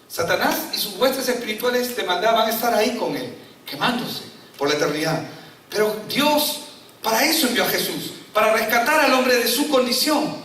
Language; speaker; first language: Spanish; native; Spanish